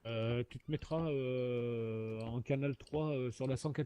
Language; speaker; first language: French; native; French